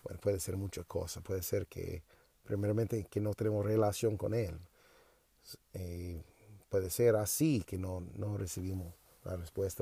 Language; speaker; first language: Spanish; non-native, learner; English